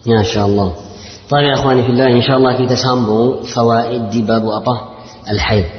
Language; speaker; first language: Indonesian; non-native, learner; Arabic